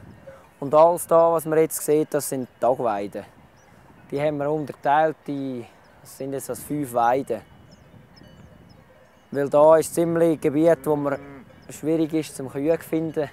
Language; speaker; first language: German; native; German